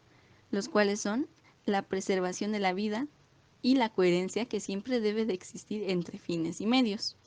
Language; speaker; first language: Spanish; native; Spanish